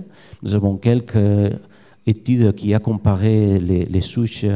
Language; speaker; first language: French; non-native, learner; Catalan